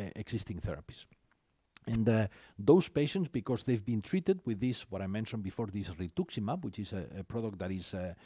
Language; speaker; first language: English; non-native, fluent; Spanish